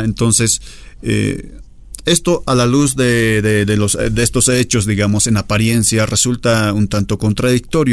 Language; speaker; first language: Spanish; native; Spanish